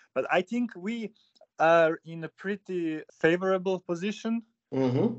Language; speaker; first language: English; non-native, fluent; Serbian